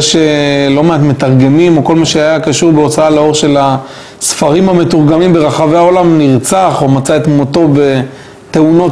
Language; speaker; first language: Hebrew; native; Hebrew